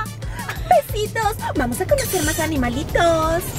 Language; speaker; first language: Spanish; native; Spanish